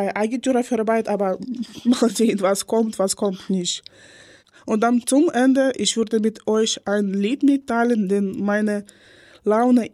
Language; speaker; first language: German; non-native, learner; Ukrainian